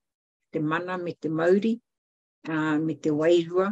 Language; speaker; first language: Māori; non-native, local second language; English